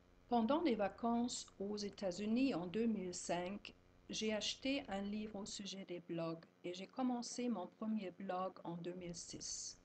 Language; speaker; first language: French; non-native, fluent; German